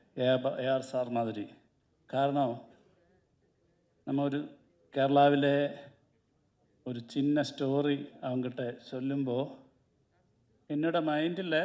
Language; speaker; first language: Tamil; non-native, learner; Malayalam